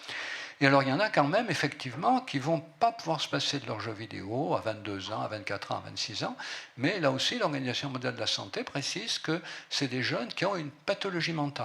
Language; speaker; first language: French; native; French